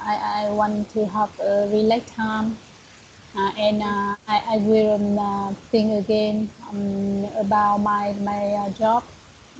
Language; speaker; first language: English; non-native, learner; Vietnamese